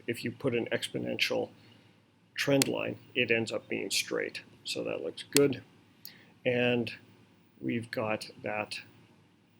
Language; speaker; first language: English; native; English